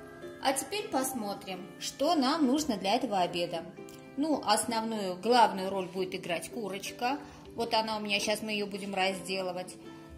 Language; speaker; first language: Russian; non-native, fluent; Armenian